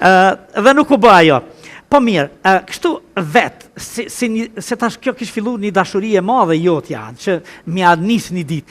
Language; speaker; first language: Albanian; native; Albanian